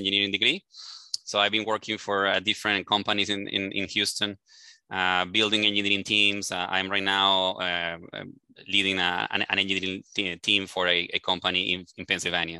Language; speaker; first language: English; non-native, fluent; Spanish